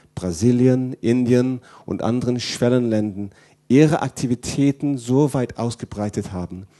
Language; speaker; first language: German; non-native, fluent; English